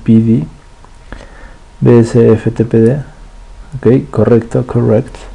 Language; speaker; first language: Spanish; native; Spanish